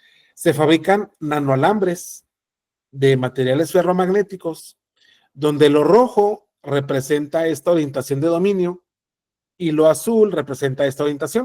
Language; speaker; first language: Spanish; native; Spanish